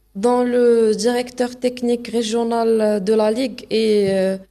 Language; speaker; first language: French; non-native, local second language; Arabic